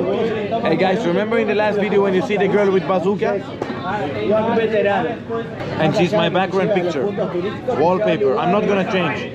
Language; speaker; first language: English; non-native, fluent; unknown